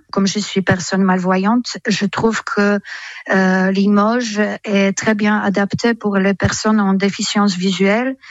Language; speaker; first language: French; non-native, fluent; Polish